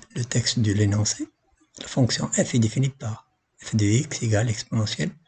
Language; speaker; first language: French; non-native, local second language; Arabic